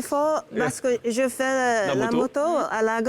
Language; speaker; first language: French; non-native, learner; English